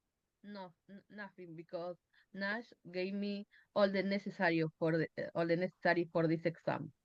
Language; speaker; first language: English; non-native, learner; Spanish